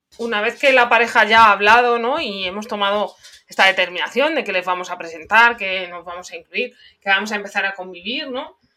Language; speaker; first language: Spanish; native; Spanish